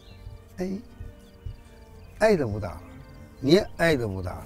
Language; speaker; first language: Russian; non-native, learner; Chinese